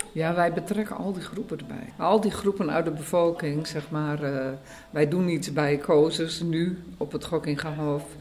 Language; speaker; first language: Dutch; native; Dutch